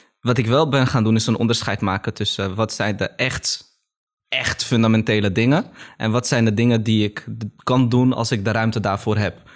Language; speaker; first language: Dutch; early bilingual, other home language; Arabic